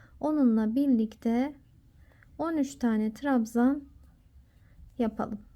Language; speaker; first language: Turkish; native; Turkish